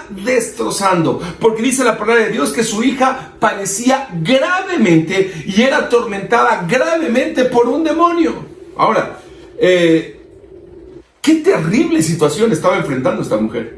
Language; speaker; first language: Spanish; native; Spanish